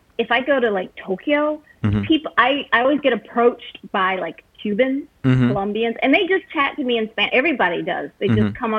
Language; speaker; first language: English; native; English